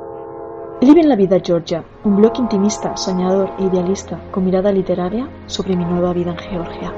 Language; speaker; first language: Spanish; native; Spanish